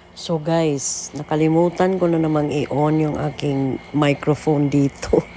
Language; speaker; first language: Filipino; non-native, local second language; Cebuano